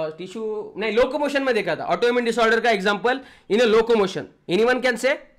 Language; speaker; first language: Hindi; non-native, local second language; Marathi